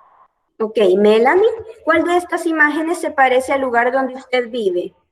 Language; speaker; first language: Spanish; native; Spanish